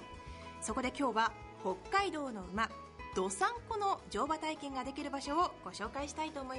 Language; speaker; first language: Japanese; native; Japanese